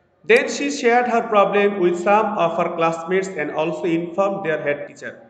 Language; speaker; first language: English; non-native, local second language; Bangla